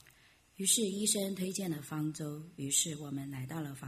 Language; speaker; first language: Chinese; native; Chinese